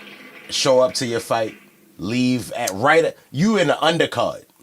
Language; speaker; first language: English; native; English